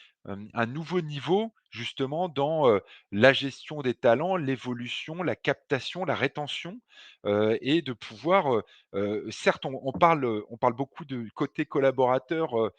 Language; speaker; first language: French; native; French